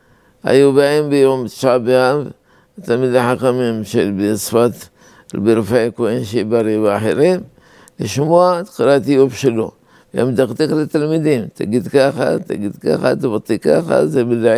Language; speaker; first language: Hebrew; non-native, fluent; Arabic